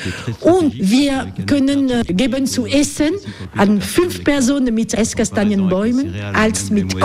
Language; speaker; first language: German; non-native, learner; French